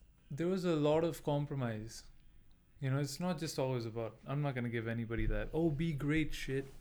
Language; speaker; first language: English; non-native, local second language; Punjabi